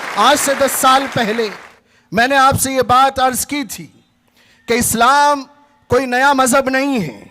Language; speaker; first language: Urdu; native; Urdu